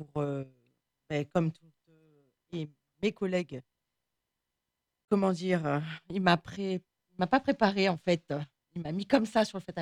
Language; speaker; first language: French; native; French